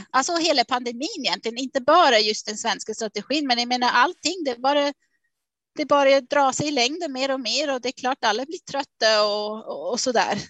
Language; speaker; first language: Swedish; non-native, fluent; Swiss German